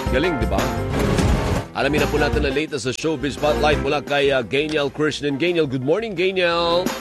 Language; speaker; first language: Filipino; native; Filipino